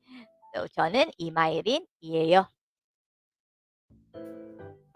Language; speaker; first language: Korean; non-native, fluent; Filipino